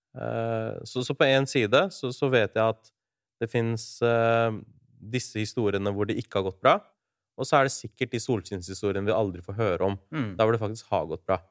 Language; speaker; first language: Norwegian; early bilingual, other home language; Urdu